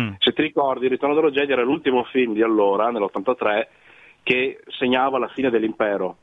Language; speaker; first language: Italian; native; Italian